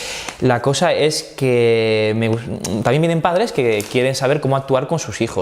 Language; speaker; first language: Spanish; native; Spanish